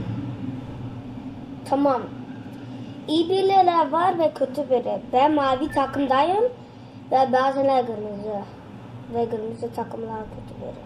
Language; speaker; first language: Turkish; early bilingual, heritage; Turkish